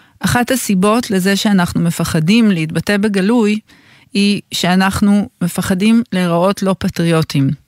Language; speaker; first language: Hebrew; native; Hebrew